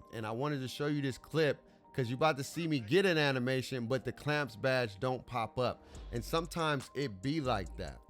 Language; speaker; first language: English; native; English